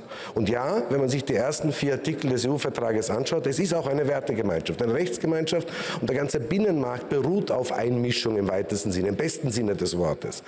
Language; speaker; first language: German; native; German